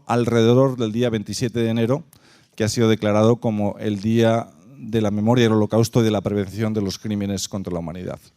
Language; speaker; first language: Spanish; native; Spanish